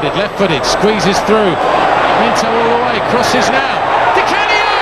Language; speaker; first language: English; native; English